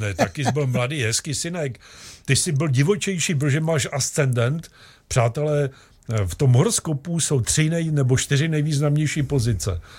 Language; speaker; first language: Czech; native; Czech